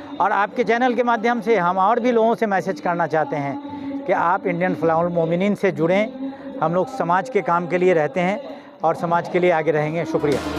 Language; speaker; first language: Hindi; native; Hindi